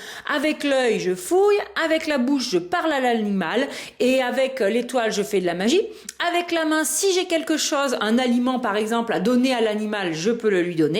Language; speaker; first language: French; native; French